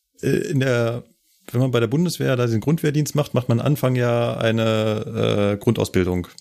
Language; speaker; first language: German; native; German